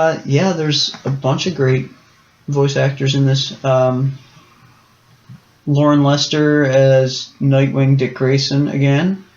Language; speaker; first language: English; native; English